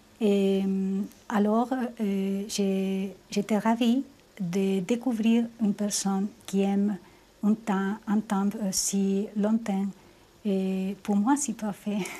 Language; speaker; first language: French; non-native, fluent; Spanish